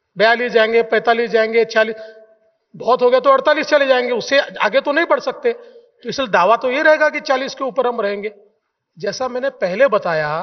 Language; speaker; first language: Hindi; non-native, local second language; Marathi